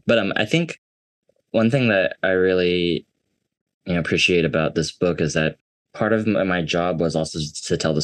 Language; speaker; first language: English; native; English